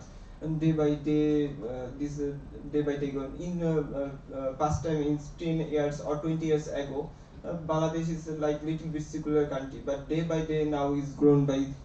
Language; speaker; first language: English; non-native, learner; Bangla